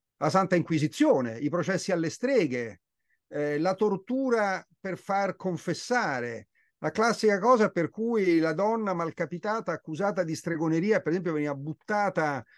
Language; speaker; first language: Italian; native; Italian